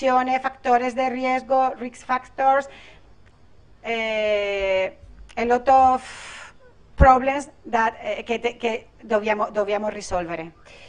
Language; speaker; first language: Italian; non-native, learner; Spanish